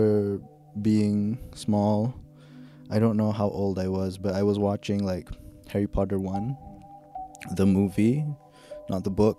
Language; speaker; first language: English; non-native, local second language; Pattani Malay